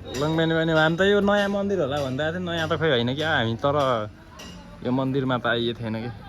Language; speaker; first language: Nepali; non-native, local second language; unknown